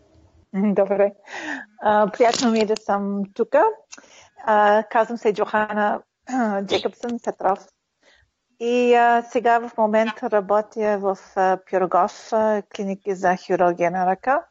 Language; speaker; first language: Bulgarian; early bilingual, heritage; Bulgarian